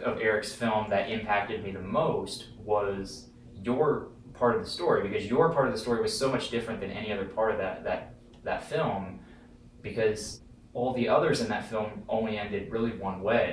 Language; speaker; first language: English; native; English